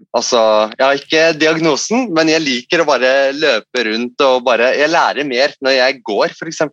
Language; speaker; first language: Norwegian; non-native, fluent; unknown